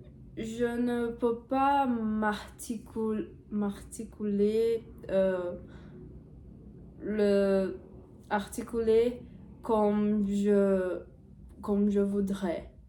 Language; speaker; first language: French; non-native, learner; Portuguese